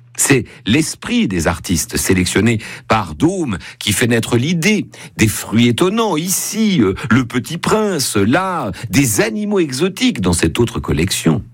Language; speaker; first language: French; native; French